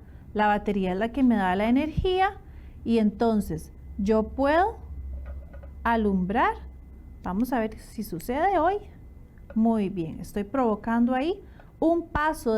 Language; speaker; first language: Spanish; native; Spanish